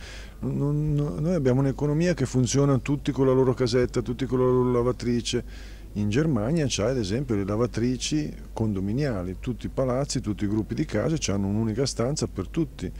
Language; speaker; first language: Italian; native; Italian